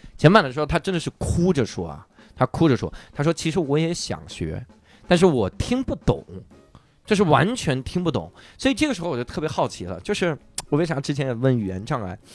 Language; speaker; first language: Chinese; native; Chinese